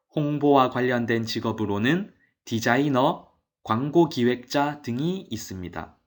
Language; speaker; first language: Korean; native; Korean